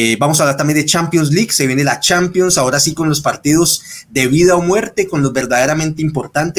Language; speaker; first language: Spanish; native; Spanish